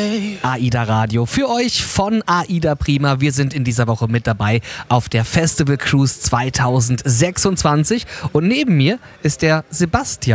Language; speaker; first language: German; native; German